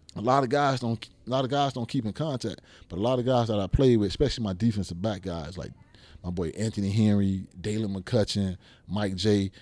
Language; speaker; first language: English; native; English